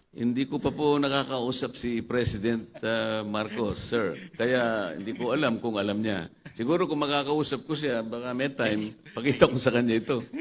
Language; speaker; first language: Filipino; native; Filipino